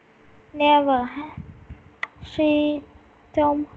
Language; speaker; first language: English; non-native, learner; Vietnamese